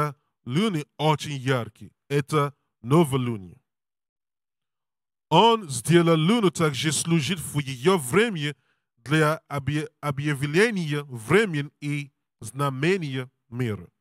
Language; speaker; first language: Russian; non-native, learner; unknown